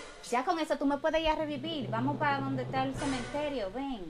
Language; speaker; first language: Spanish; native; Spanish